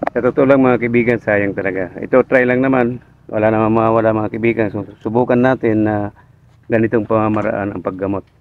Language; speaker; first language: Filipino; non-native, local second language; Waray